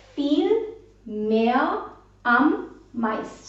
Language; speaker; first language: German; non-native, fluent; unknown